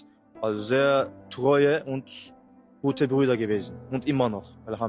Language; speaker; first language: German; early bilingual, other home language; Turkish